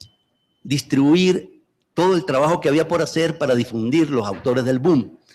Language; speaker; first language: Spanish; native; Spanish